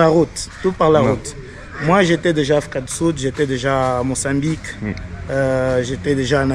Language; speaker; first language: French; non-native, fluent; Portuguese